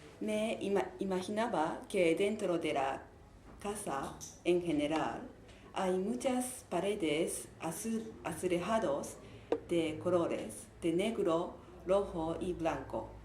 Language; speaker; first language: Spanish; non-native, learner; Japanese